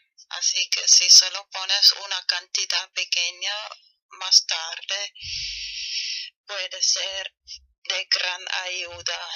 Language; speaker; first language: Spanish; non-native, fluent; German